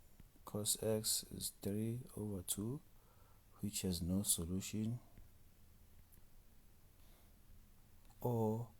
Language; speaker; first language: English; non-native, local second language; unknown